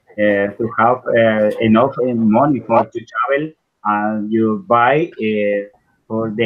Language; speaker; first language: English; non-native, learner; Spanish